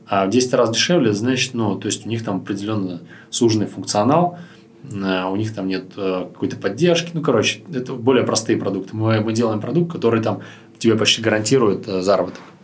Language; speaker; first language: Russian; native; Russian